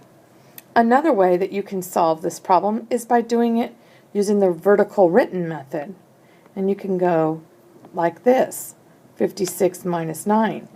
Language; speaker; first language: English; native; English